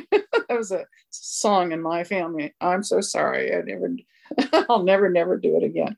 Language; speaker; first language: English; native; English